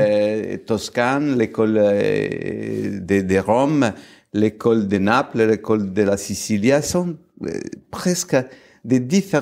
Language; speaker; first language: French; non-native, fluent; Italian